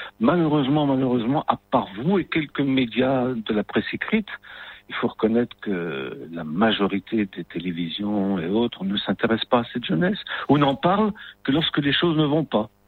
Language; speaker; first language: French; non-native, local second language; Arabic